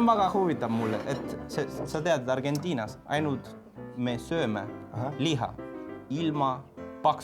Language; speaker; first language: Estonian; non-native, learner; Spanish